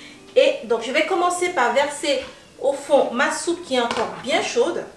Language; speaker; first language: French; native; French